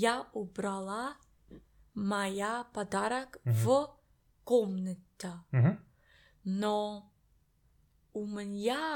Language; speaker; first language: Russian; non-native, learner; English